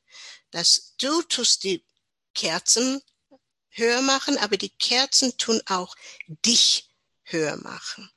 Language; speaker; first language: German; non-native, learner; English